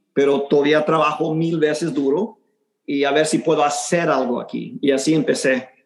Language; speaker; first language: Spanish; early bilingual, heritage; Spanish